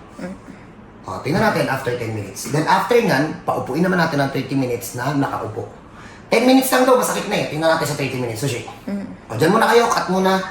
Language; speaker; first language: Filipino; native; Filipino